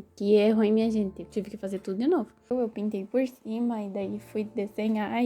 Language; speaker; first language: Portuguese; native; Portuguese